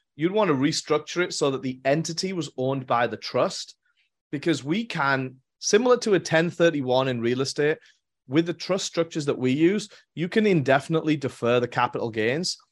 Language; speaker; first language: English; native; English